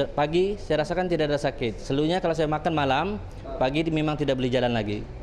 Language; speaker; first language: Malay; native; Malay